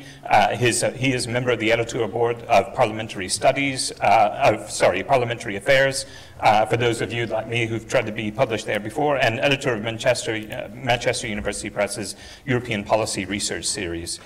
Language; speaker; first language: English; native; English